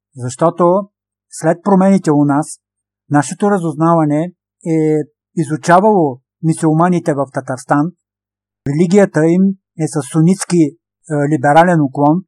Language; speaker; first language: Bulgarian; native; Bulgarian